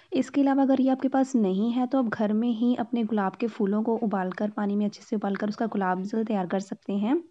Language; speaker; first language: Hindi; non-native, local second language; Punjabi